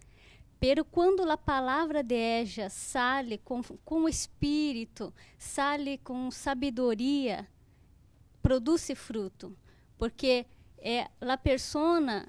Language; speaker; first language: Spanish; non-native, fluent; Portuguese